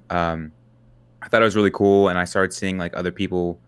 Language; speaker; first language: English; native; English